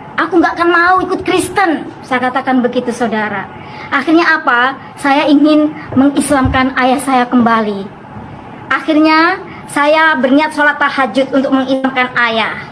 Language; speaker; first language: Indonesian; non-native, local second language; Madurese